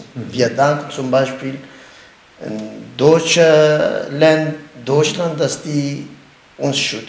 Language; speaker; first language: German; non-native, learner; Kurdish